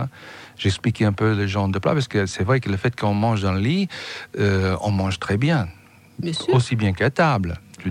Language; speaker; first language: French; non-native, fluent; English